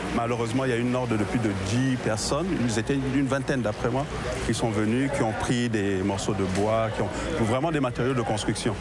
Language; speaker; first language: French; non-native, local second language; Sango